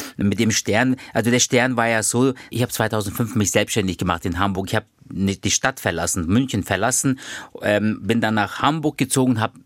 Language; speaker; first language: German; early bilingual, other home language; Turkish